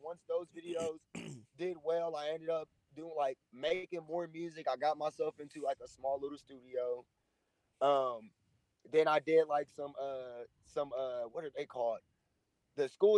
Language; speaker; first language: English; native; English